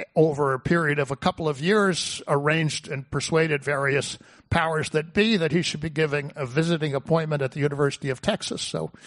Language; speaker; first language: English; native; English